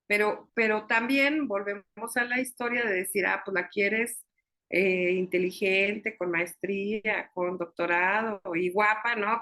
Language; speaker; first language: Spanish; native; Spanish